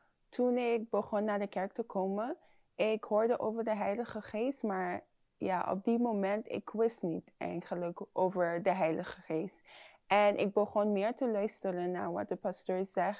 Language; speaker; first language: Dutch; non-native, fluent; English